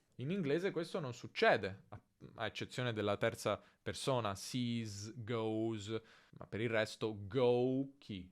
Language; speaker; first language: Italian; native; Italian